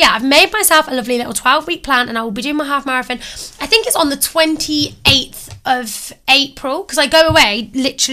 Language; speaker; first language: English; native; English